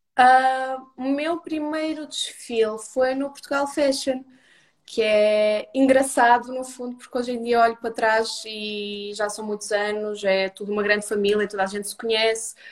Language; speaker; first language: Portuguese; early bilingual, other home language; Russian